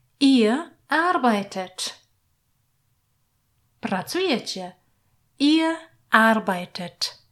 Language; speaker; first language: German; non-native, fluent; Polish